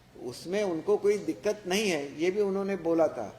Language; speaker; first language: Hindi; non-native, local second language; Marathi